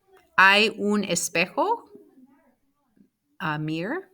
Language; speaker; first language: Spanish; non-native, fluent; English